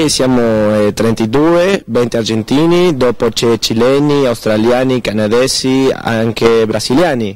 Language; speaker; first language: Italian; early bilingual, heritage; Spanish